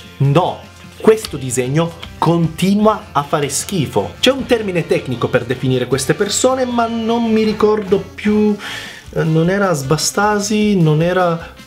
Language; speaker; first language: Italian; early bilingual, other home language; Macedonian